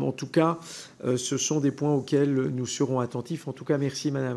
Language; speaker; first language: French; native; French